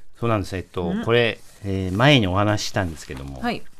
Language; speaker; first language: Japanese; native; Japanese